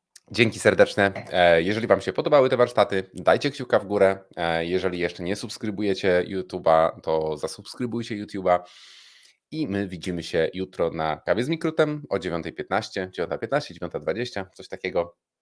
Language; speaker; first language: Polish; native; Polish